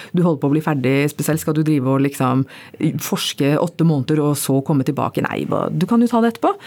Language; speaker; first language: Norwegian; early bilingual, other home language; Bangla